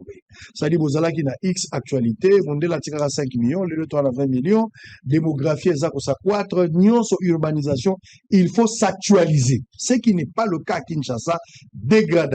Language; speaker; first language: French; non-native, local second language; Lingala